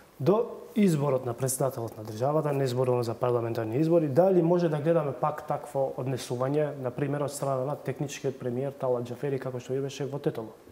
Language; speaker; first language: Macedonian; non-native, local second language; Albanian